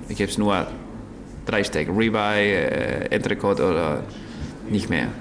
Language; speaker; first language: German; non-native, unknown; Spanish